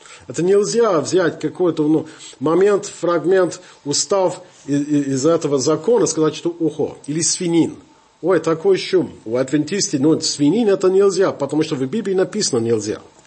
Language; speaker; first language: Russian; non-native, fluent; English